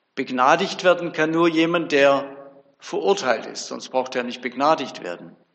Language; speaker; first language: German; native; German